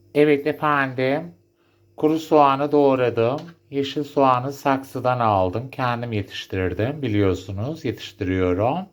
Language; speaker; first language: Turkish; native; Turkish